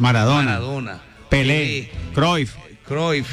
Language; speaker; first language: Spanish; native; Spanish